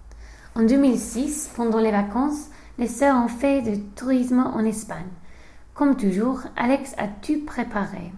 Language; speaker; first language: French; non-native, learner; English